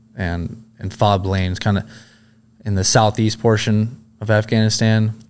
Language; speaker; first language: English; native; English